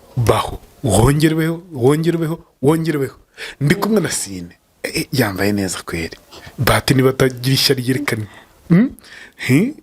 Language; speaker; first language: Kinyarwanda; native; Kinyarwanda